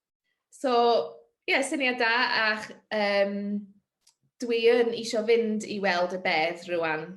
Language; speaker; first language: Welsh; non-native, learner; English